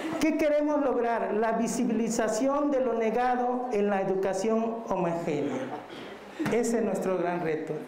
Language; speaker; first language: Spanish; non-native, local second language; Mixtepec Mixtec